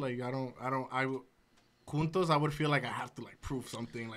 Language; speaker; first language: English; early bilingual, other home language; Spanish